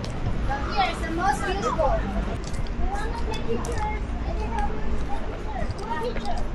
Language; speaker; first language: English; non-native, learner; Chinese